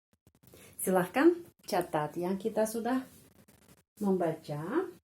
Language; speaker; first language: Indonesian; non-native, fluent; Russian